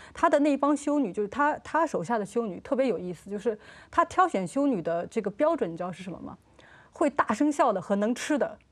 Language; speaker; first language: Chinese; native; Chinese